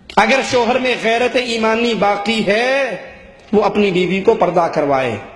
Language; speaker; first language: Urdu; non-native, local second language; Punjabi